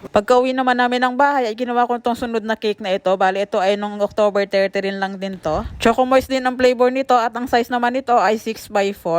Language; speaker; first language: Filipino; native; Filipino